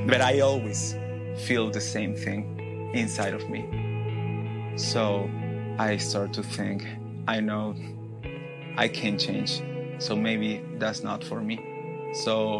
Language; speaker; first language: English; non-native, learner; Spanish